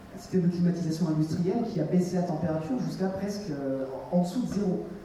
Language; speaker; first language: French; native; French